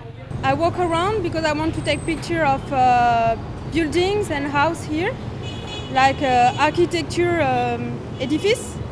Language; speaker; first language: English; non-native, learner; French